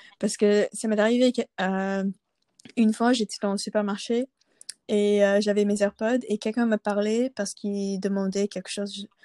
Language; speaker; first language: French; non-native, local second language; English